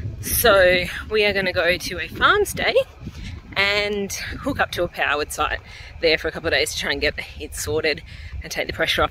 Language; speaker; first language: English; native; English